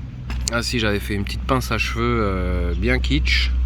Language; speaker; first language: French; native; French